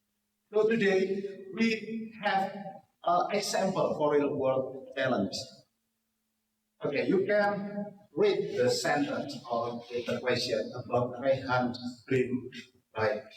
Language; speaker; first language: English; non-native, learner; Indonesian